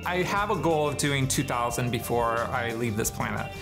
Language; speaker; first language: English; native; English